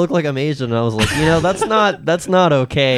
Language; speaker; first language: English; early bilingual, other home language; Spanish